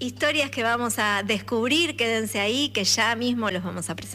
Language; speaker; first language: Spanish; native; Spanish